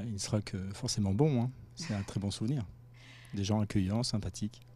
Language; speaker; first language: French; native; French